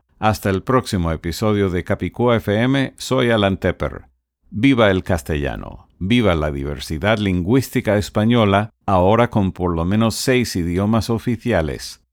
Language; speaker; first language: Spanish; non-native, fluent; English